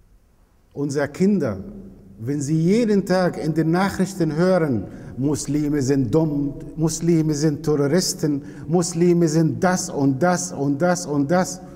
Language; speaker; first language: German; non-native, fluent; Arabic